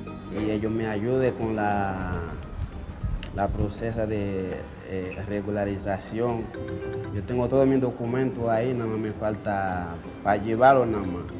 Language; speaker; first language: Spanish; non-native, learner; Haitian Creole